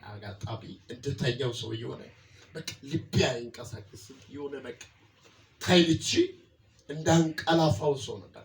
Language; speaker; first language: Amharic; non-native, local second language; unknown